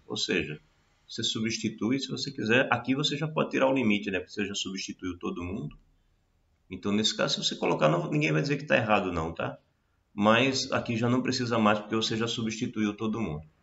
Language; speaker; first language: Portuguese; native; Portuguese